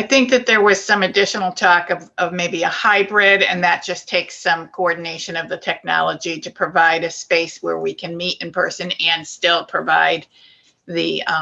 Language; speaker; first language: English; native; English